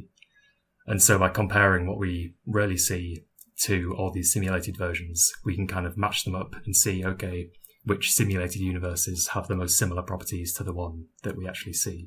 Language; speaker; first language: English; native; English